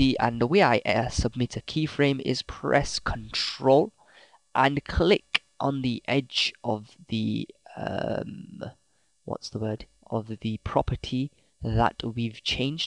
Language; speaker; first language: English; native; English